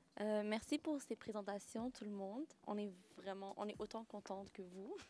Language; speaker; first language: French; native; French